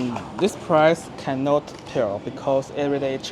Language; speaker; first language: English; non-native, learner; Chinese